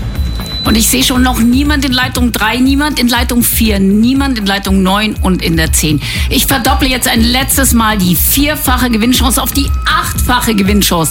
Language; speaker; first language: German; native; German